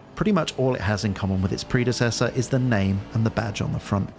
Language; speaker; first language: English; native; English